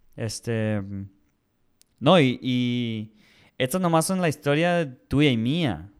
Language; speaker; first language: Spanish; early bilingual, heritage; Spanish